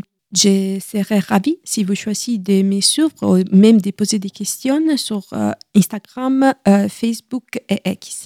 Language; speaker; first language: French; non-native, learner; Italian